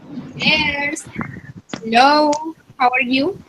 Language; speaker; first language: English; non-native, fluent; Spanish